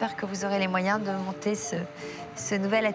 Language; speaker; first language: French; native; French